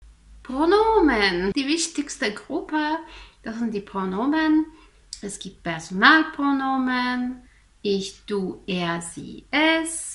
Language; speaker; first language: German; non-native, fluent; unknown